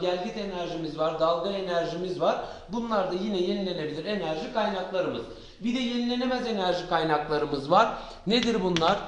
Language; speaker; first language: Turkish; native; Turkish